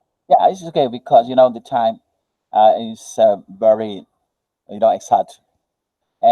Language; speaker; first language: English; non-native, learner; Spanish